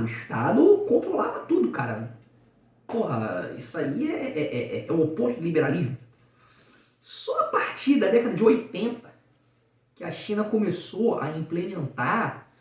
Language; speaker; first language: Portuguese; native; Portuguese